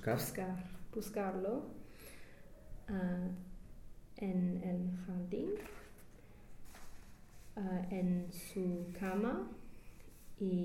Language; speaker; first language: Spanish; non-native, learner; English